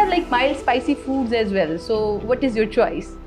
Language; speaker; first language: English; non-native, fluent; Urdu